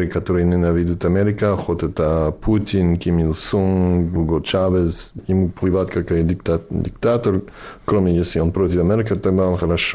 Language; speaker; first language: Russian; non-native, fluent; English